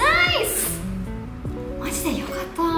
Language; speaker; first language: Japanese; non-native, learner; English